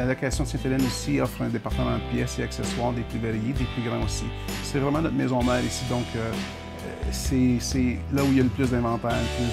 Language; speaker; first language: French; native; French